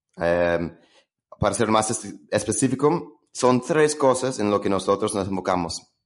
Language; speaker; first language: Spanish; non-native, fluent; English